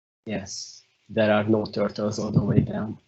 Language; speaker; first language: English; non-native, fluent; Hungarian